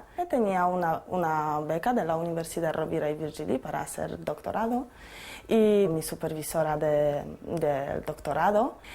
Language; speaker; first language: Spanish; non-native, learner; Polish